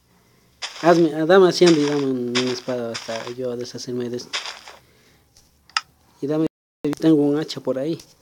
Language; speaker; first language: Spanish; native; Spanish